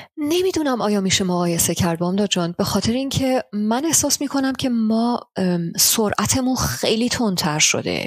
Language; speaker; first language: Persian; early bilingual, heritage; Persian